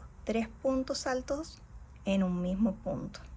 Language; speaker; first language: Spanish; native; Spanish